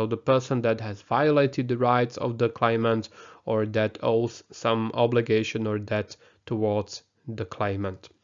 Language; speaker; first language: English; non-native, fluent; Slovak